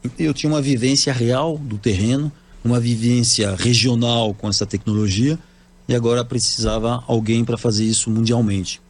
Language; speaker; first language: Portuguese; non-native, fluent; French